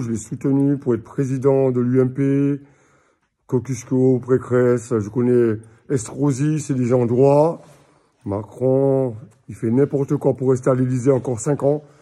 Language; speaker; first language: French; native; French